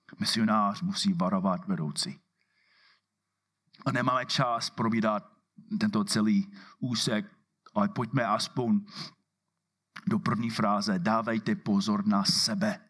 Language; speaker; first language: Czech; non-native, fluent; English